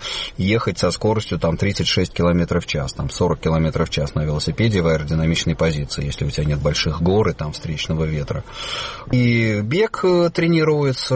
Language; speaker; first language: Russian; native; Russian